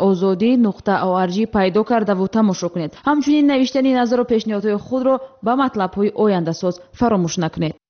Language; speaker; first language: Tajik; native; Tajik